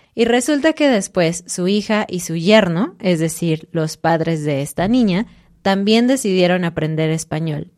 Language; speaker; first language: Spanish; native; Spanish